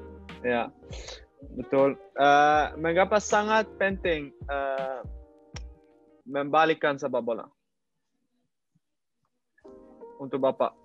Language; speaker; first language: Indonesian; non-native, learner; Dutch